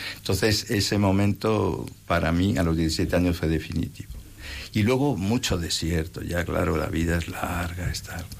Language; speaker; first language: Spanish; native; Spanish